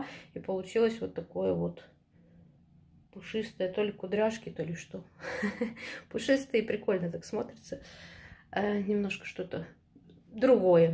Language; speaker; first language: Russian; native; Russian